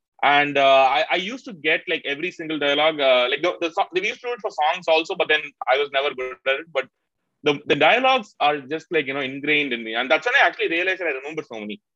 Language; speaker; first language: English; non-native, local second language; Tamil